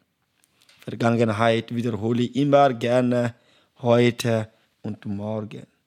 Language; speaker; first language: German; non-native, learner; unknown